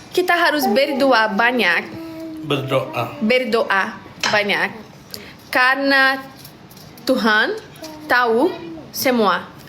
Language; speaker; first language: Indonesian; non-native, learner; Portuguese